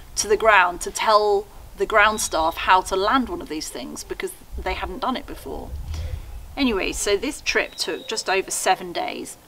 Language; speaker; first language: English; native; English